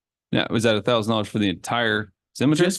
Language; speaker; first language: English; native; English